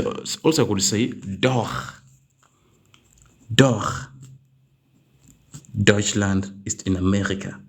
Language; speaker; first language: German; non-native, learner; English